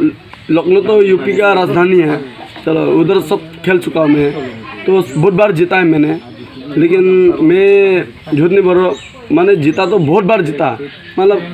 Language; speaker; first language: Hindi; non-native, local second language; Karbi